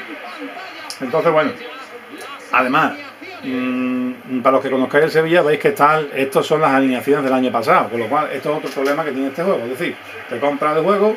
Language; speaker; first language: Spanish; native; Spanish